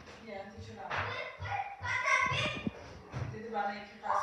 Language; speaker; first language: Danish; early bilingual, other home language; Turkish